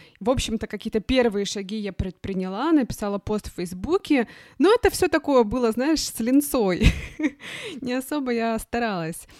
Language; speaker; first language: Russian; native; Russian